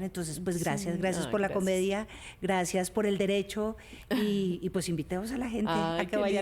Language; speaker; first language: Spanish; native; Spanish